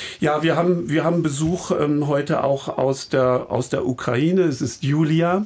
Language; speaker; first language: German; native; German